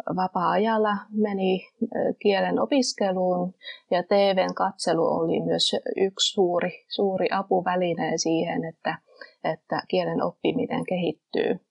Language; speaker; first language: Finnish; non-native, fluent; Vietnamese